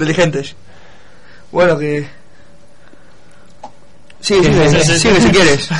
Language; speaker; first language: Spanish; native; Spanish